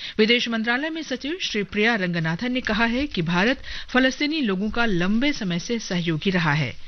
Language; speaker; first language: Hindi; native; Hindi